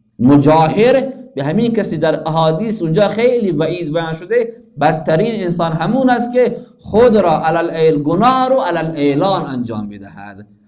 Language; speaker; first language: Persian; non-native, local second language; Baluchi